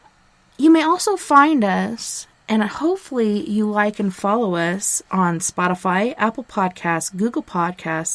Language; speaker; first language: English; native; English